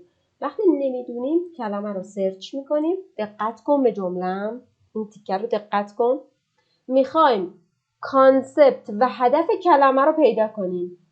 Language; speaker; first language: Persian; native; Persian